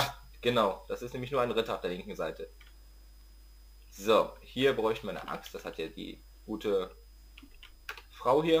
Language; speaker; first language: German; native; German